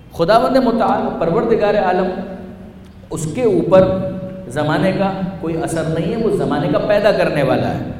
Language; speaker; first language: Urdu; non-native, local second language; Punjabi